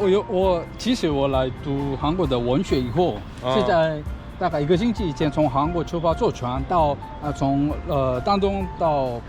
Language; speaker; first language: Chinese; non-native, learner; Korean